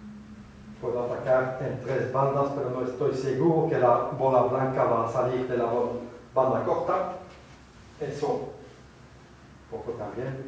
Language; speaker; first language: Spanish; non-native, fluent; French